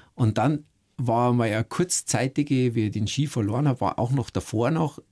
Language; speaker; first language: German; native; German